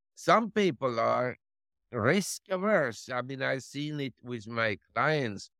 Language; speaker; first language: English; non-native, fluent; German